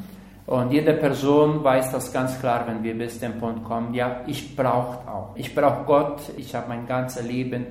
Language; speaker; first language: German; non-native, learner; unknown